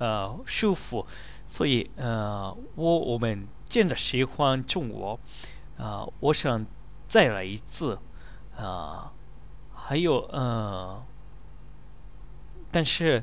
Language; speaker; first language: Chinese; non-native, learner; Japanese